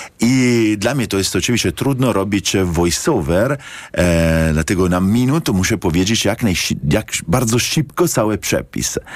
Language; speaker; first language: Polish; non-native, learner; Italian